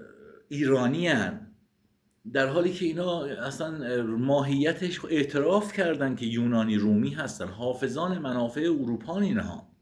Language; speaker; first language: Persian; native; Persian